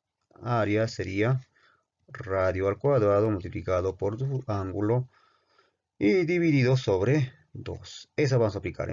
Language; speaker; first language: Spanish; native; Spanish